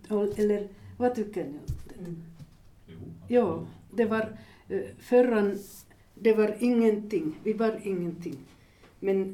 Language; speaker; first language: Swedish; non-native, fluent; Finnish